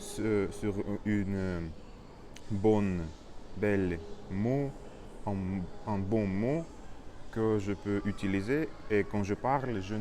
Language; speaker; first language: French; non-native, learner; Russian